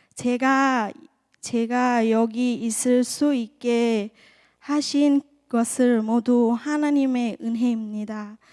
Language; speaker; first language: Korean; non-native, learner; Thai